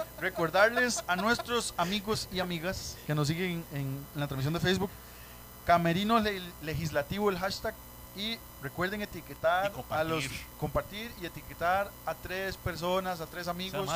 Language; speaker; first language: Spanish; native; Spanish